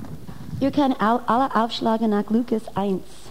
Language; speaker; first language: German; non-native, fluent; English